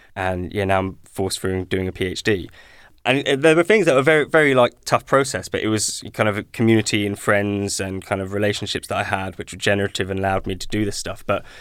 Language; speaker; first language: English; native; English